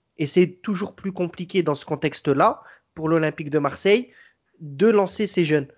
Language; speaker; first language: French; native; French